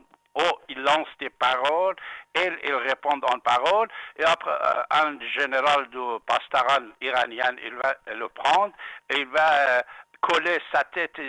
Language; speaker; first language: French; non-native, fluent; Persian